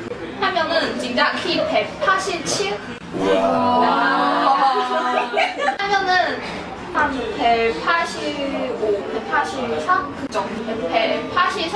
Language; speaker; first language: Korean; non-native, fluent; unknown